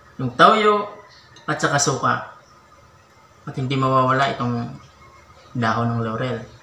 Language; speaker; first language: Filipino; non-native, local second language; Bikol